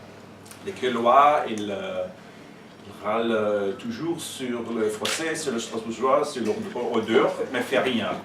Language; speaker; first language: French; non-native, learner; German